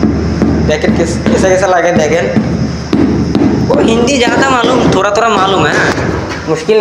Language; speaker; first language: Hindi; non-native, learner; Bangla